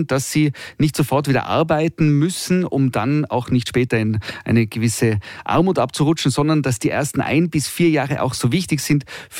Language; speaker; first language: German; native; German